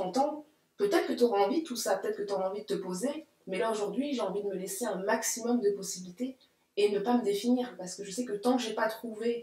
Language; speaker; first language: French; native; French